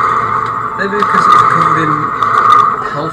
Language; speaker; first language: English; native; English